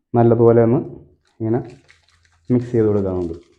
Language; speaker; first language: Malayalam; native; Malayalam